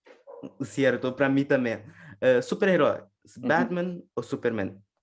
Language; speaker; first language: Spanish; non-native, learner; Portuguese